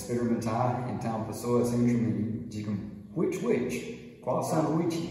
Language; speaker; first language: Portuguese; non-native, fluent; English